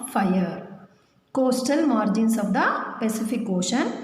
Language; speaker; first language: English; non-native, local second language; Kannada